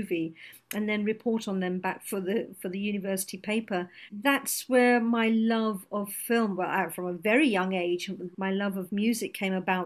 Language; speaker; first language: English; non-native, local second language; Gujarati